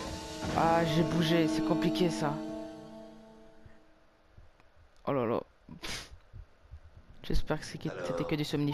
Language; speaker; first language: French; native; French